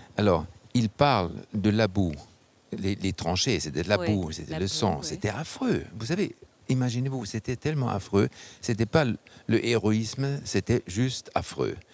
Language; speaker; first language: French; non-native, fluent; German